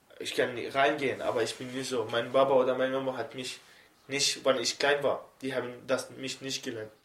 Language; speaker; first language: German; non-native, learner; Arabic